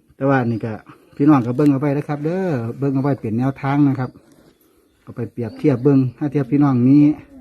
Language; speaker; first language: Thai; native; Thai